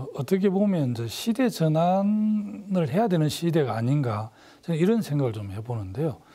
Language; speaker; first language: Korean; native; Korean